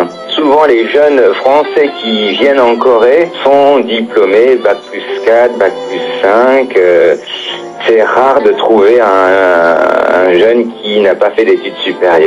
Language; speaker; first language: French; native; French